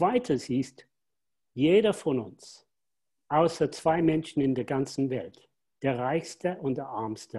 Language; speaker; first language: German; non-native, fluent; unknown